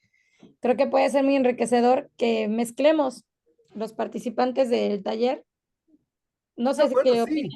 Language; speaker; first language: Spanish; native; Spanish